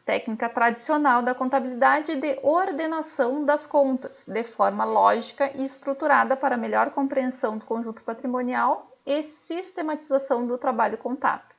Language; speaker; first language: Portuguese; native; Portuguese